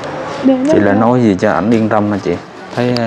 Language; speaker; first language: Vietnamese; native; Vietnamese